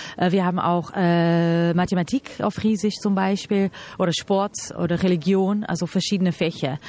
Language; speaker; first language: German; non-native, fluent; Portuguese